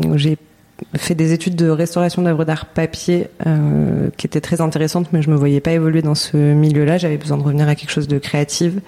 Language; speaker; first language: French; native; French